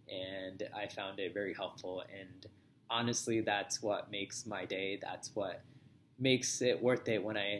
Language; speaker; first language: English; native; English